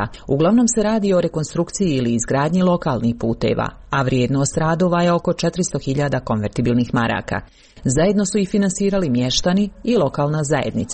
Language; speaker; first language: Serbian; native; Serbian